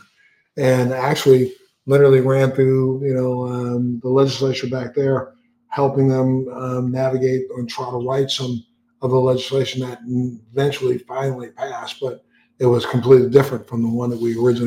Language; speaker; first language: English; native; English